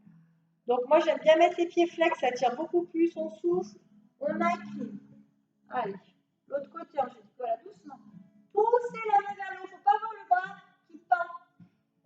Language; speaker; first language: French; native; French